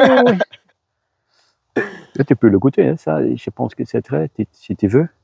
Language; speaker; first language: French; non-native, local second language; Dutch